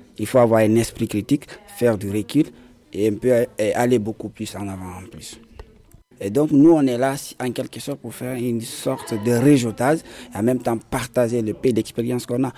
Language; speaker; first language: French; non-native, local second language; Fula